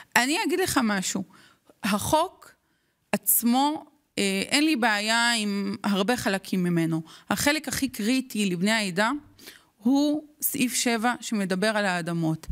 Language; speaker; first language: Hebrew; non-native, local second language; Arabic